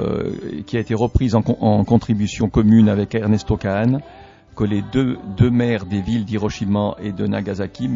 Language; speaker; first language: French; native; French